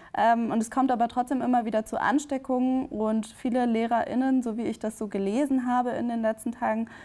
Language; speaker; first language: German; native; German